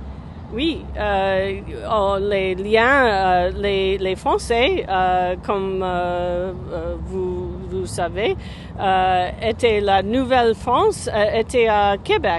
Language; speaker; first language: French; non-native, fluent; English